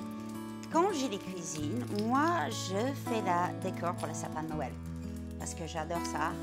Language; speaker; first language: French; non-native, learner; English